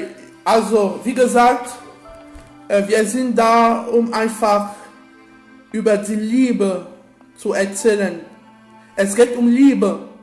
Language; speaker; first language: German; non-native, fluent; French